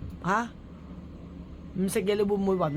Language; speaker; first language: Cantonese; native; Cantonese